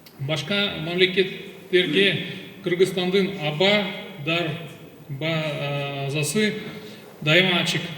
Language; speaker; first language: Kyrgyz; non-native, local second language; Russian